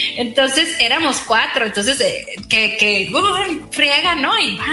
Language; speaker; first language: Spanish; native; Spanish